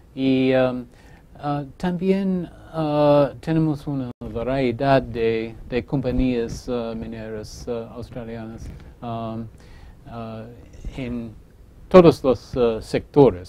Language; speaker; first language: Spanish; non-native, fluent; English